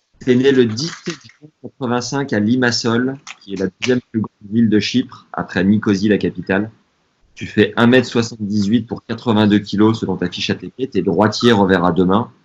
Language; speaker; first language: French; native; French